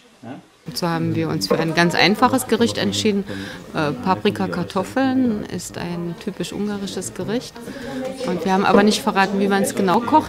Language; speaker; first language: German; non-native, fluent; Hungarian